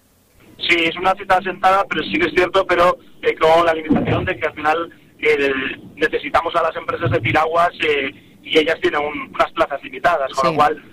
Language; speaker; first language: Spanish; native; Spanish